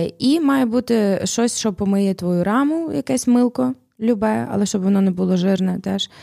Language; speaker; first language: Ukrainian; native; Ukrainian